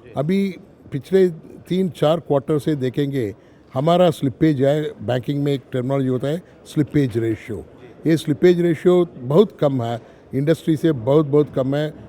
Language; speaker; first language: Hindi; non-native, local second language; Tamil